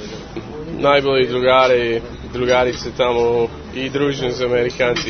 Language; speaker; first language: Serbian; early bilingual, heritage; English